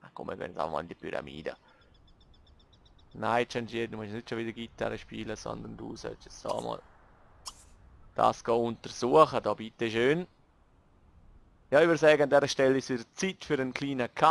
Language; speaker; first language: German; native; German